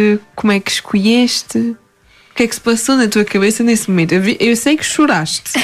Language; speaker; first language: Portuguese; early bilingual, heritage; Portuguese